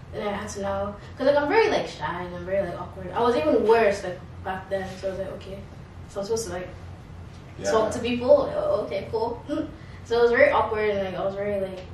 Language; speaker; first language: English; non-native, local second language; Yoruba